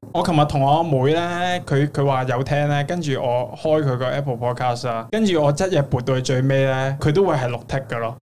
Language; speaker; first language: Cantonese; native; Cantonese